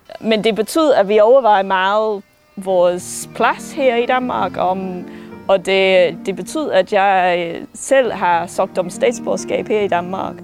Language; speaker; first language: Danish; non-native, fluent; English